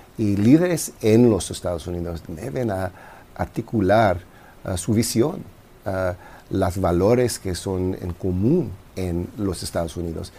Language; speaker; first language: Spanish; non-native, fluent; English